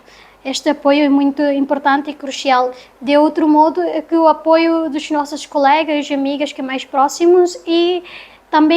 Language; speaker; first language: Portuguese; non-native, learner; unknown